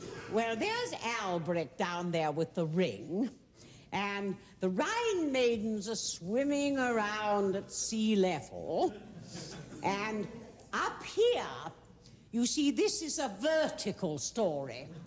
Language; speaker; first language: English; native; English